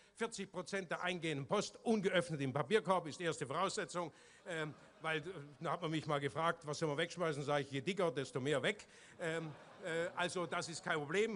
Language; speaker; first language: German; native; German